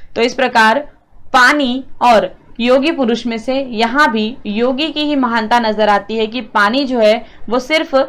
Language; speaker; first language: Hindi; non-native, local second language; Marathi